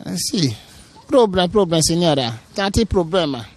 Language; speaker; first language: Italian; non-native, learner; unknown